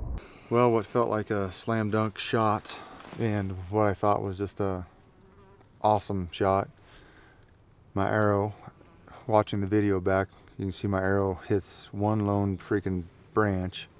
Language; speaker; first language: English; native; English